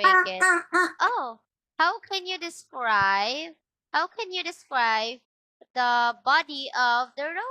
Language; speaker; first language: English; non-native, local second language; Filipino